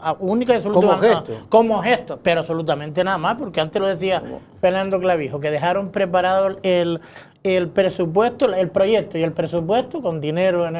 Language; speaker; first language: Spanish; native; Spanish